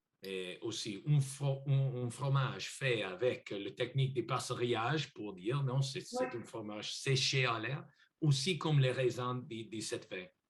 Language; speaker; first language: French; non-native, learner; English